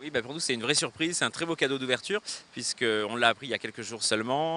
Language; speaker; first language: French; native; French